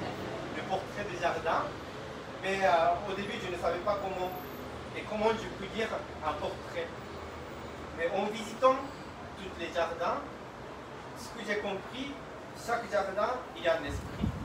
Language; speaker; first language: French; non-native, fluent; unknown